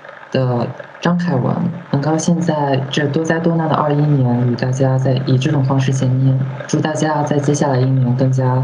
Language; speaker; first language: Chinese; native; Chinese